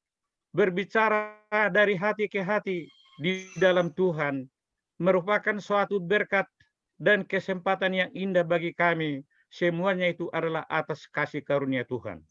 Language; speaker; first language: Indonesian; native; Indonesian